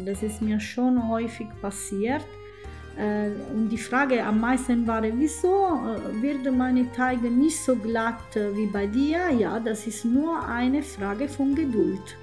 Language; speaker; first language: German; non-native, fluent; Italian